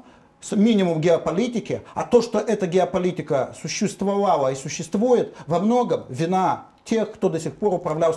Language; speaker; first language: Russian; native; Russian